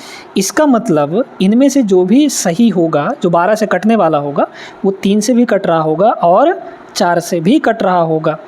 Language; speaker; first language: Hindi; native; Hindi